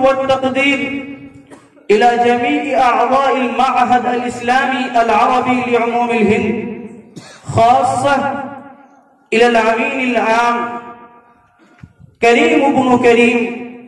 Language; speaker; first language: Arabic; non-native, fluent; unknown